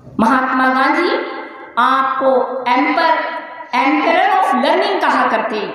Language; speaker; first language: Urdu; native; Urdu